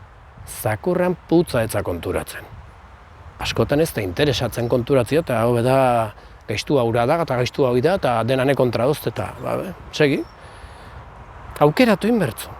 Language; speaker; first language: Basque; native; Basque